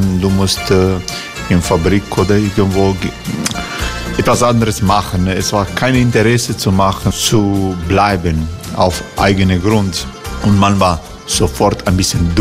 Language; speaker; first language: German; non-native, fluent; Croatian